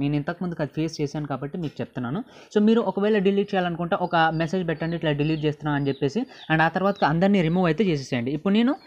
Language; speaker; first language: Telugu; native; Telugu